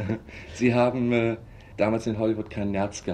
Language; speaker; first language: German; native; German